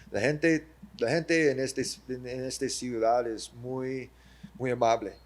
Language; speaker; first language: Spanish; early bilingual, heritage; English